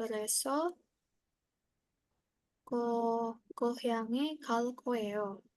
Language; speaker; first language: Korean; non-native, learner; Indonesian